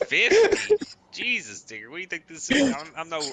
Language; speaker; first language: English; native; English